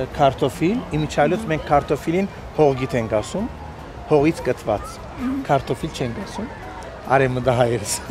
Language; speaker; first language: Armenian; early bilingual, heritage; Armenian